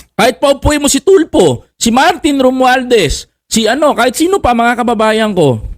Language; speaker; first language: Filipino; native; Filipino